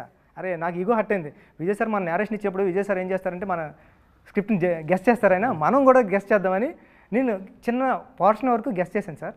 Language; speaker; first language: Telugu; native; Telugu